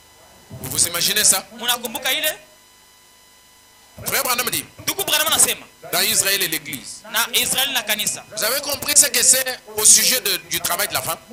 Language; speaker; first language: French; non-native, local second language; Swahili